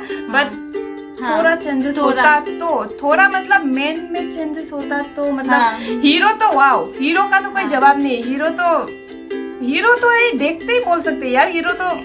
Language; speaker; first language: Hindi; non-native, local second language; Bodo